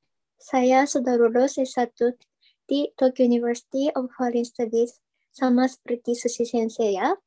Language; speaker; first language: Indonesian; non-native, fluent; Japanese